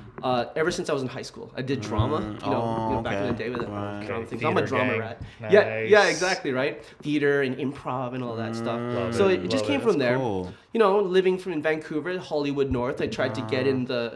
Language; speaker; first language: English; native; English